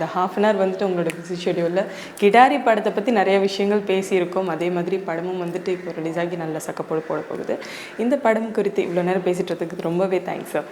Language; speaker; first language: Tamil; native; Tamil